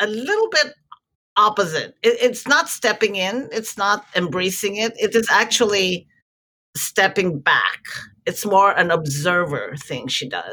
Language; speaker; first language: English; non-native, local second language; Filipino